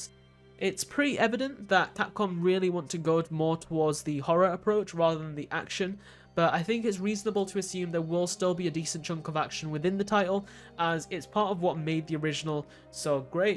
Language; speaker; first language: English; native; English